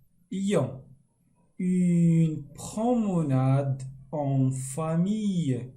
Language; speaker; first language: French; non-native, local second language; Arabic